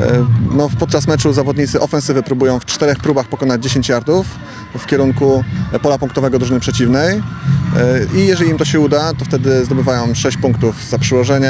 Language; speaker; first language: Polish; native; Polish